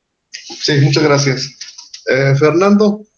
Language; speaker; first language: Spanish; native; Spanish